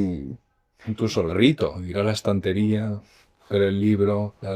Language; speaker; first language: Spanish; native; Spanish